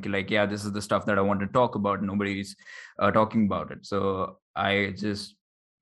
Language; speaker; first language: English; non-native, local second language; Hindi